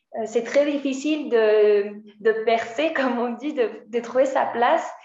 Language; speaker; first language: Spanish; non-native, fluent; French